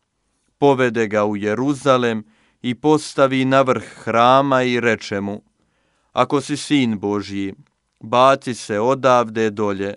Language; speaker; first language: Croatian; native; Croatian